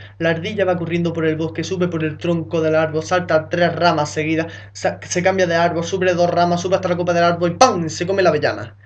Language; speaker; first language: Spanish; native; Spanish